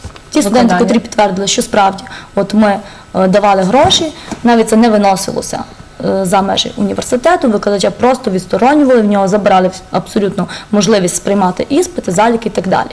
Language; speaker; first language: Ukrainian; native; Ukrainian